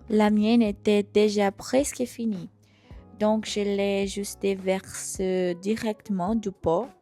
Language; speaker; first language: French; non-native, fluent; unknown